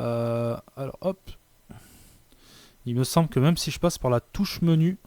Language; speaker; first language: French; native; French